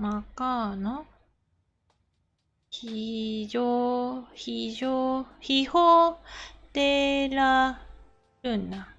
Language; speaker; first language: Spanish; non-native, learner; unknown